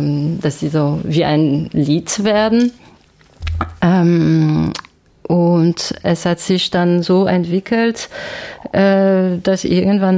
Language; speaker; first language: German; non-native, fluent; French